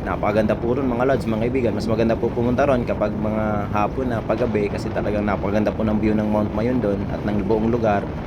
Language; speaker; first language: Filipino; non-native, local second language; Bikol